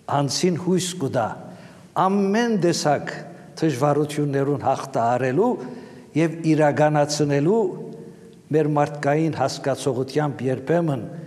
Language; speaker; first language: Armenian; native; Armenian